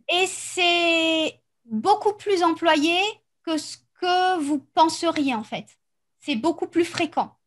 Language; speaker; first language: French; native; French